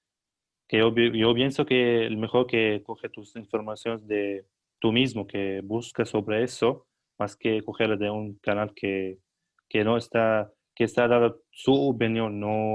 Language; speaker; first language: Spanish; non-native, learner; Arabic